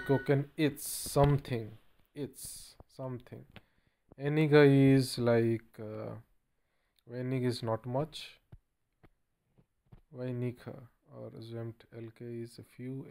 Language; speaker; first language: English; non-native, learner; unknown